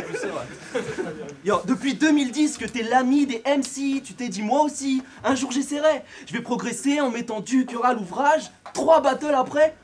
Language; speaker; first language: French; native; French